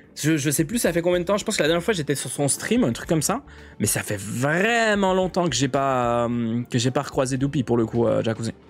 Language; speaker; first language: French; native; French